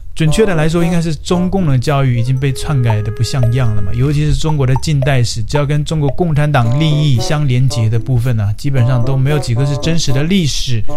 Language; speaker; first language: Chinese; native; Chinese